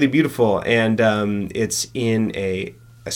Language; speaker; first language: English; native; English